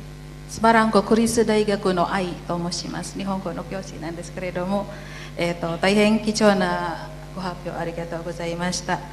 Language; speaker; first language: Japanese; non-native, fluent; Indonesian